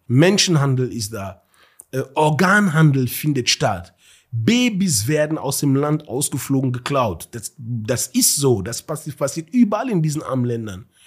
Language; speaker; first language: German; early bilingual, other home language; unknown